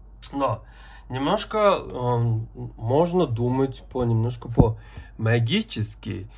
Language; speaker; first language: Russian; non-native, learner; Mongolian